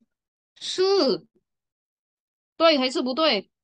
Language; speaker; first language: Chinese; non-native, fluent; Vietnamese